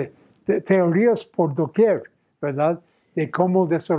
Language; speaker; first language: Spanish; non-native, fluent; English